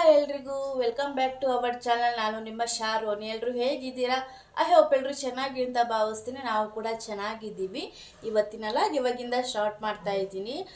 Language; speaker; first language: Kannada; non-native, local second language; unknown